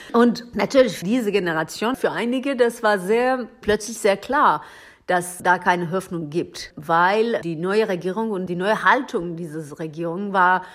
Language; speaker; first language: German; non-native, learner; Persian